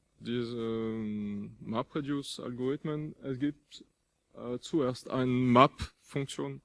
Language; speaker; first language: German; non-native, fluent; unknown